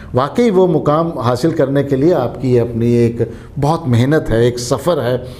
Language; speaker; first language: Hindi; native; Hindi